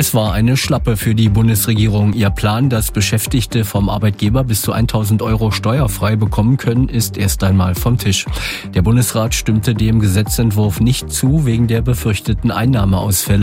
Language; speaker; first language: German; native; German